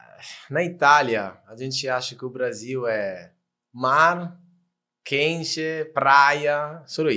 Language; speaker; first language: Portuguese; non-native, fluent; Italian